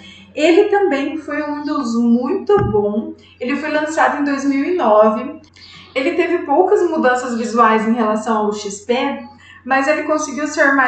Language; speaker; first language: Portuguese; native; Portuguese